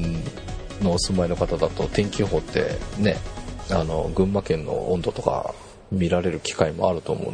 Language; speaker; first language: Japanese; native; Japanese